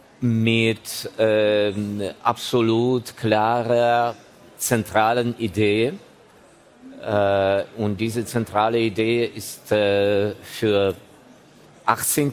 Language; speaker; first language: German; non-native, fluent; Ukrainian